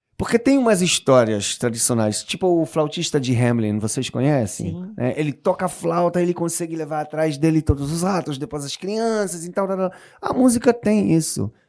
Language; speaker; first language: Portuguese; non-native, fluent; Hebrew